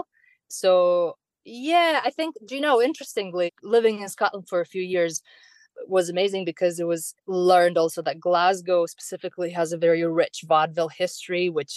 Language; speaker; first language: English; non-native, fluent; Romanian